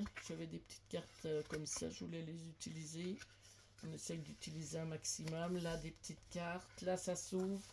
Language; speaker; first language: French; native; French